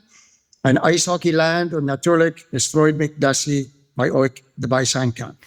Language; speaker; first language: German; non-native, fluent; English